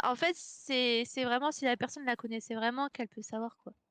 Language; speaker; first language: French; native; French